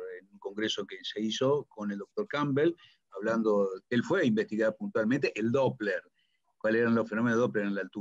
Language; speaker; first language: Spanish; native; Spanish